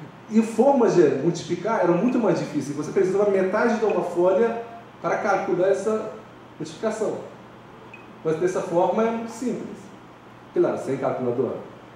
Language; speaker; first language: Portuguese; non-native, fluent; Persian